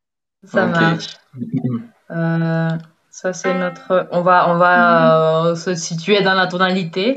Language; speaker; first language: French; non-native, fluent; Spanish